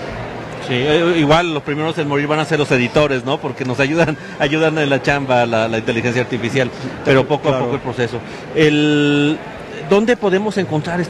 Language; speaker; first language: Spanish; native; Spanish